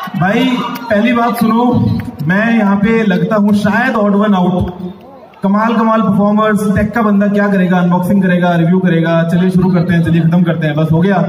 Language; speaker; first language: Hindi; native; Hindi